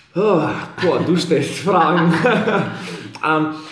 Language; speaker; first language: German; early bilingual, other home language; Serbian